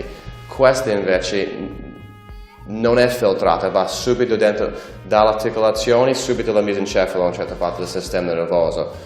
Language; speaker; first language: Italian; non-native, fluent; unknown